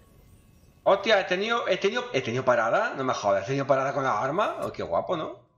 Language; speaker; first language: Spanish; native; Spanish